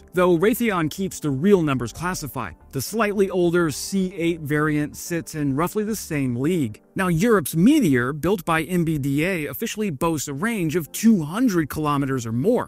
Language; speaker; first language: English; native; English